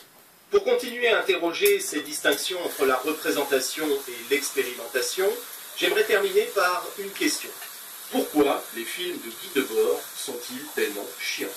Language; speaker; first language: French; native; French